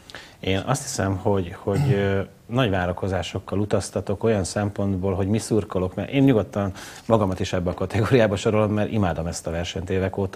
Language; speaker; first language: Hungarian; native; Hungarian